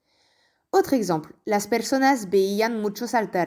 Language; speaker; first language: Spanish; non-native, fluent; French